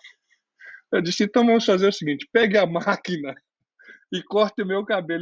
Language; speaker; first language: Portuguese; native; Portuguese